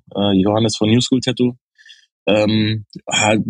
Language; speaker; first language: German; native; German